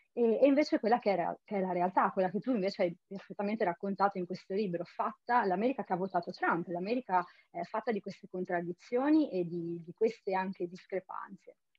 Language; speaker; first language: Italian; native; Italian